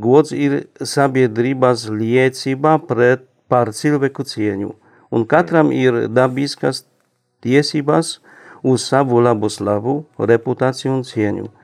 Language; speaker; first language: Latvian; non-native, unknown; Polish